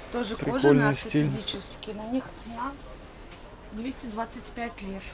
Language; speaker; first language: Russian; native; Russian